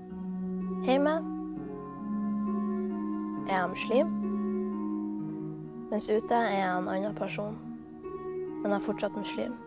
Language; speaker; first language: Norwegian; early bilingual, other home language; Somali